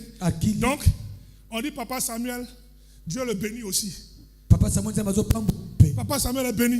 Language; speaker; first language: French; native; French